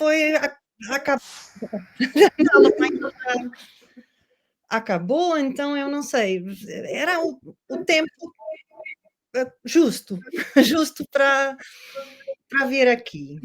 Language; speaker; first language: Portuguese; non-native, learner; Dutch